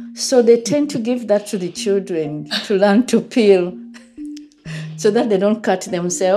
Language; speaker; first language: English; non-native, local second language; Ganda